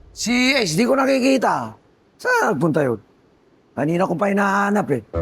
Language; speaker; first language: Filipino; native; Filipino